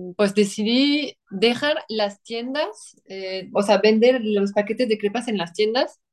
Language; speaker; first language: Spanish; non-native, fluent; French